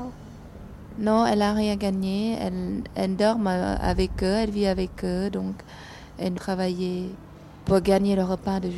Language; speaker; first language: French; non-native, fluent; Thai